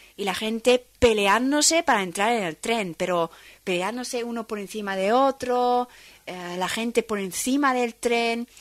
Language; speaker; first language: Spanish; non-native, fluent; Dutch